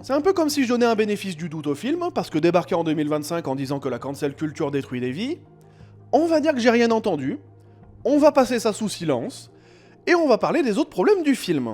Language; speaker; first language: French; native; French